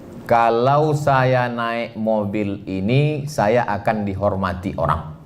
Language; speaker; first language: Indonesian; native; Indonesian